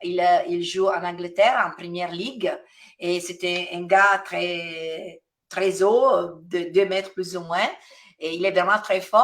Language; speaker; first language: French; non-native, fluent; Italian